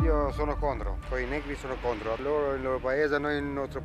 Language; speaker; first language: Italian; non-native, learner; Albanian